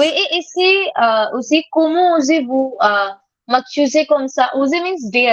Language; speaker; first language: French; non-native, learner; Hindi